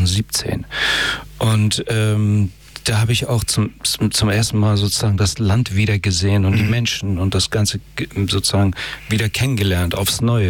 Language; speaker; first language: German; early bilingual, other home language; Persian